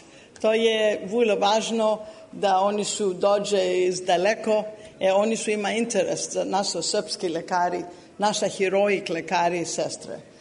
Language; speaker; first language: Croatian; non-native, learner; English